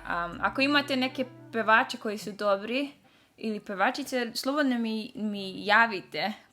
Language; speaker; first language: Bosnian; early bilingual, heritage; Dutch